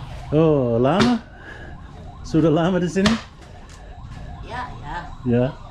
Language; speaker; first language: Indonesian; non-native, learner; English